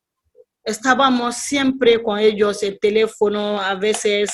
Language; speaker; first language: Spanish; non-native, learner; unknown